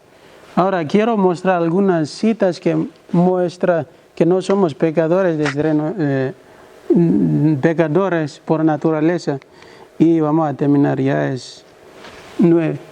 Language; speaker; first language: Spanish; non-native, learner; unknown